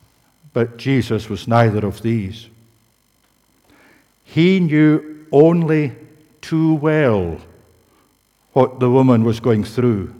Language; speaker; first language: English; native; English